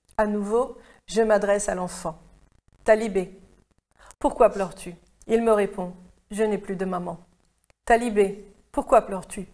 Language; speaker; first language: French; native; French